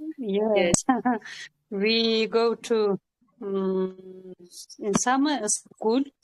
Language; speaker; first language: English; non-native, learner; Kyrgyz